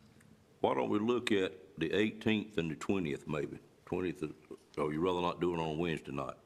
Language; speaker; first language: English; native; English